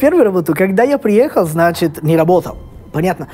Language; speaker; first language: Russian; non-native, fluent; Italian